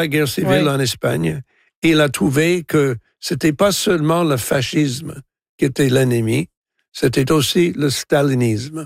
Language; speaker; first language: French; non-native, local second language; English